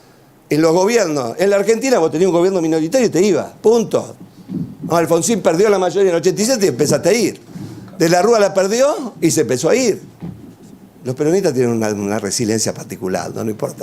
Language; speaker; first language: Spanish; native; Spanish